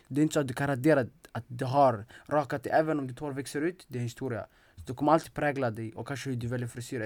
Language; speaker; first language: Swedish; non-native, fluent; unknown